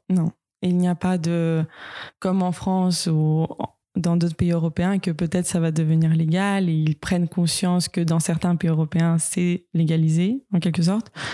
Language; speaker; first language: French; non-native, fluent; Russian